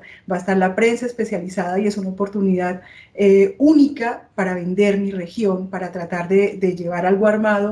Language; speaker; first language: Spanish; native; Spanish